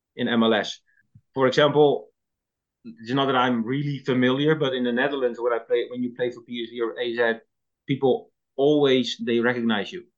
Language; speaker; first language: English; non-native, fluent; Dutch